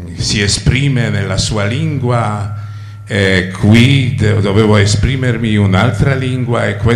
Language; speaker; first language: Italian; non-native, fluent; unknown